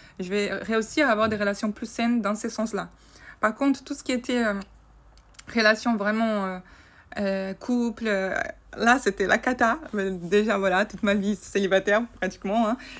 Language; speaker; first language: French; non-native, fluent; Portuguese